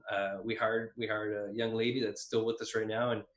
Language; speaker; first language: English; native; English